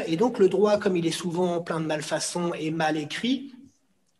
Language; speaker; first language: French; native; French